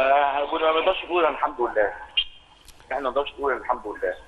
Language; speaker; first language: Arabic; native; Arabic